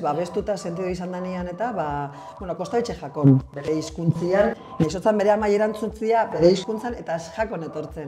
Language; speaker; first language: Basque; native; Basque